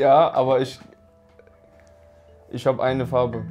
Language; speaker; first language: German; native; German